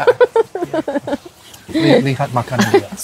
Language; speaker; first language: Indonesian; non-native, fluent; English